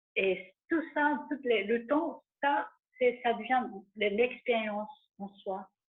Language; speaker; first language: French; non-native, fluent; Japanese